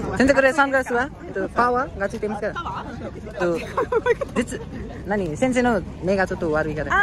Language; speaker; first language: Japanese; non-native, learner; Nepali